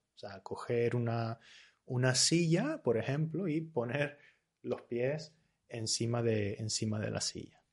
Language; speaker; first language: Spanish; native; Spanish